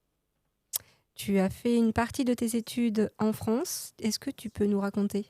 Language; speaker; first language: French; native; French